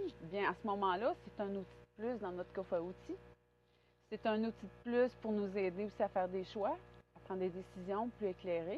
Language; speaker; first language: French; native; French